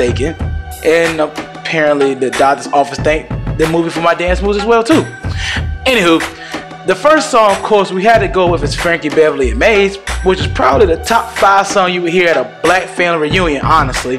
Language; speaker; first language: English; native; English